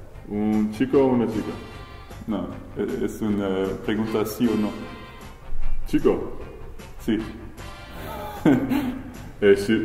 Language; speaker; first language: Spanish; non-native, learner; French